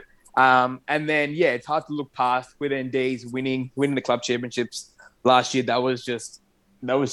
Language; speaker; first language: English; non-native, local second language; Arabic